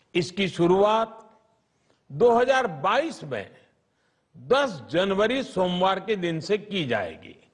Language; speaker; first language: Hindi; non-native, local second language; Gujarati